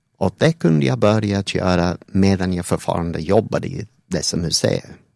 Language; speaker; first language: Swedish; non-native, fluent; English